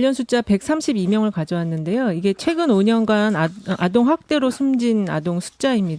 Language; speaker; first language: Korean; native; Korean